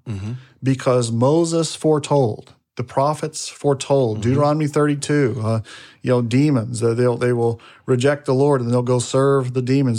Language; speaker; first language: English; native; English